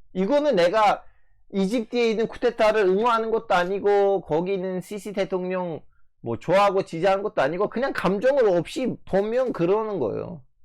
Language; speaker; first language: Korean; non-native, fluent; Turkish